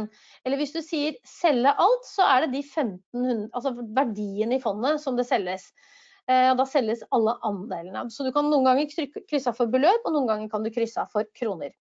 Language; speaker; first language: Norwegian; native; Norwegian